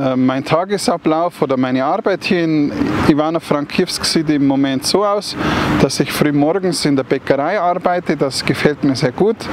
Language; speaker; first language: German; native; German